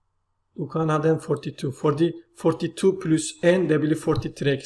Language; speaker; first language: Norwegian; non-native, learner; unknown